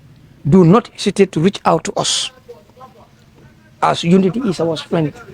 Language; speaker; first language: English; non-native, local second language; Fula